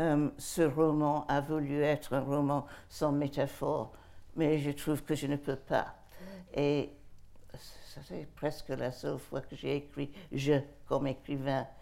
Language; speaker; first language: French; non-native, fluent; English